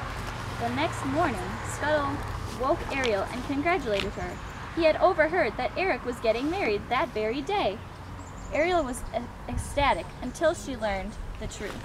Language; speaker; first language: English; native; English